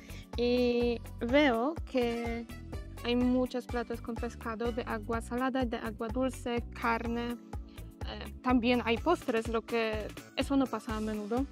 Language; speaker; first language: Spanish; non-native, fluent; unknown